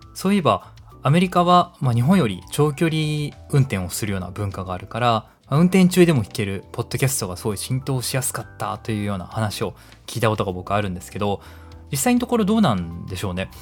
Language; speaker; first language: Japanese; native; Japanese